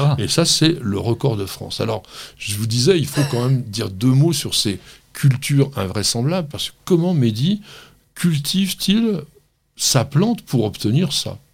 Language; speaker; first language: French; native; French